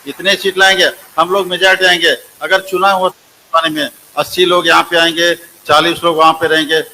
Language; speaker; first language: Hindi; non-native, local second language; Kannada